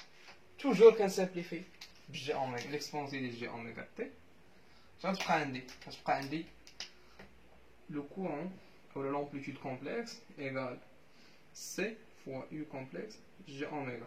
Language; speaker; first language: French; non-native, local second language; Arabic